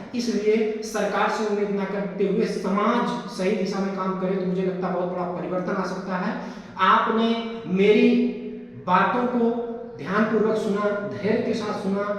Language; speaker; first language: Hindi; native; Hindi